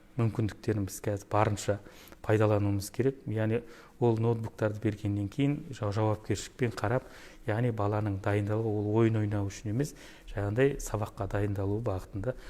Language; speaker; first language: Kazakh; native; Kazakh